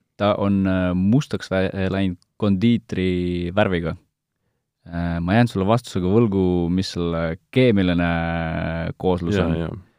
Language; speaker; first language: Estonian; non-native, local second language; Russian